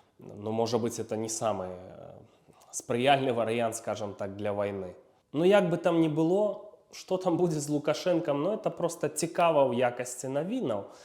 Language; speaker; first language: Belarusian; non-native, local second language; Russian